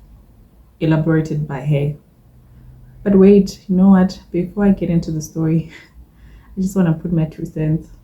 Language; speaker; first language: English; non-native, local second language; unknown